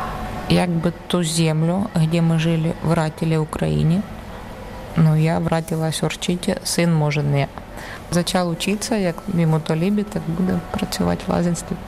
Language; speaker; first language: Czech; non-native, learner; Ukrainian